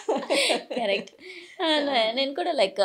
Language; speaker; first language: Telugu; non-native, learner; Malayalam